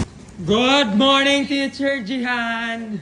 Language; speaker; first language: English; non-native, local second language; Filipino